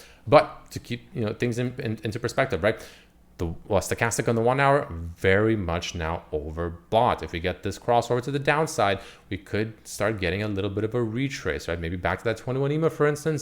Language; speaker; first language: English; native; English